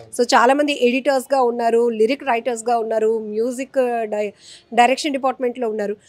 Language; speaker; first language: Telugu; native; Telugu